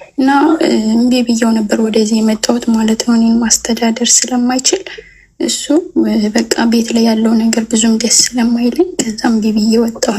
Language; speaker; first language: Amharic; native; Amharic